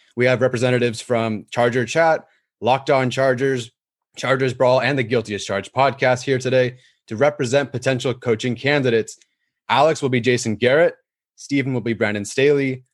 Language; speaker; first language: English; native; English